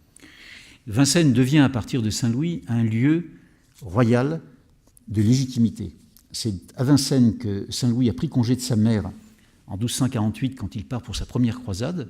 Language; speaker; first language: French; native; French